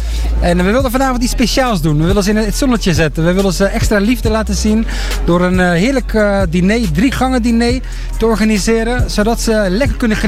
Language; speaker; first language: Dutch; native; Dutch